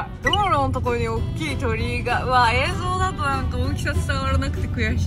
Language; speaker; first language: Japanese; native; Japanese